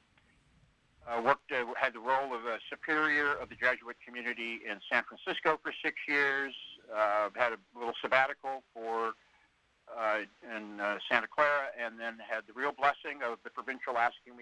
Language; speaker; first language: English; native; English